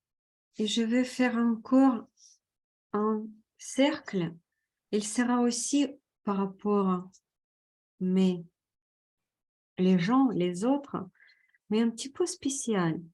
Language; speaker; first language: French; non-native, fluent; Russian